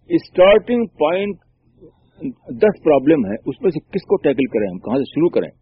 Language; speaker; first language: Urdu; native; Urdu